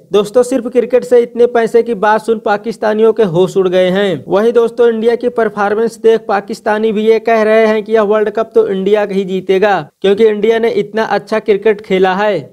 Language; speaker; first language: Hindi; native; Hindi